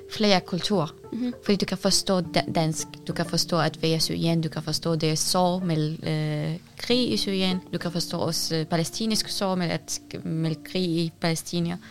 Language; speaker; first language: Danish; non-native, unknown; Arabic